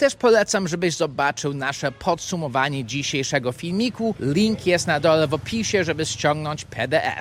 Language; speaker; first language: Polish; non-native, fluent; English